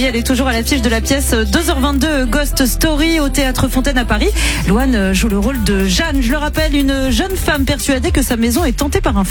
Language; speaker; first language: French; native; French